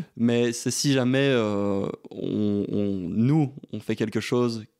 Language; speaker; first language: French; native; French